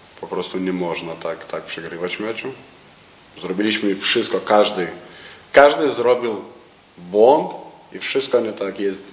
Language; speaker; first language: Polish; non-native, learner; Lithuanian